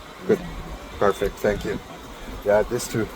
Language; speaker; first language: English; non-native, learner; German